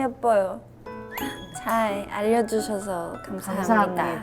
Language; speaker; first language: Korean; non-native, fluent; Chinese